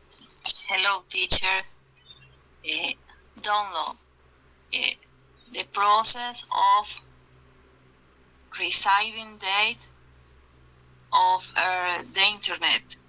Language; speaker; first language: English; non-native, learner; Spanish